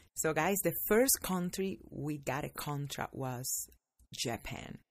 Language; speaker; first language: English; non-native, fluent; Spanish